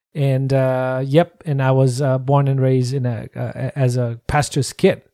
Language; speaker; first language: English; non-native, local second language; Nepali